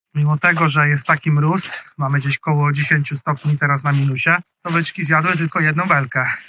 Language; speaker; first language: Polish; native; Polish